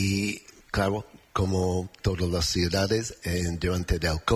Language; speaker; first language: Spanish; non-native, fluent; English